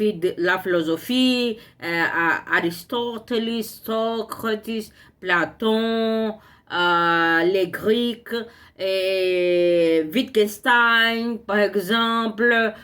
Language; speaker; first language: French; non-native, learner; Portuguese